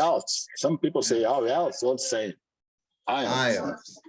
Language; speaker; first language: English; non-native, learner; Portuguese